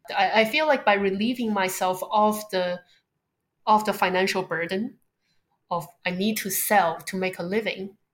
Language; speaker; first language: English; non-native, fluent; Chinese